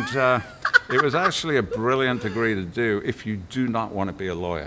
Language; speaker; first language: English; native; English